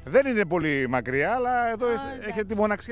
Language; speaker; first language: Greek; native; Greek